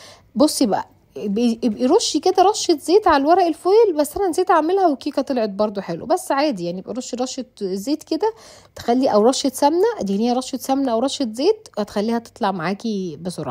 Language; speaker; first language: Arabic; native; Arabic